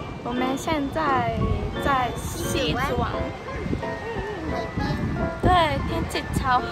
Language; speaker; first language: Chinese; non-native, learner; Japanese